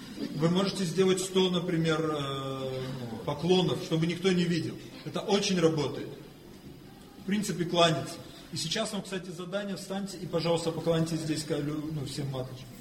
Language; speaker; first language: Russian; non-native, fluent; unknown